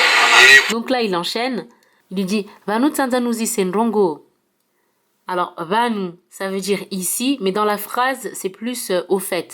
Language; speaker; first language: French; early bilingual, heritage; French